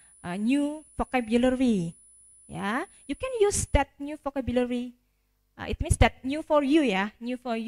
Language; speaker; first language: English; non-native, fluent; Indonesian